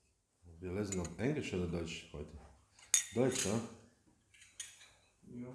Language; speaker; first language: German; non-native, learner; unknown